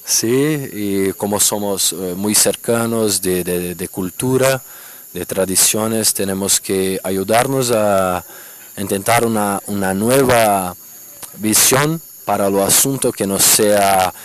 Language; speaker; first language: Spanish; non-native, fluent; Portuguese